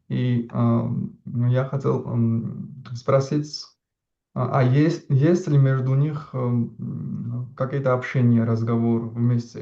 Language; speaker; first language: Russian; non-native, fluent; Georgian